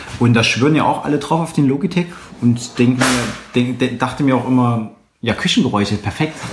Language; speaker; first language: German; native; German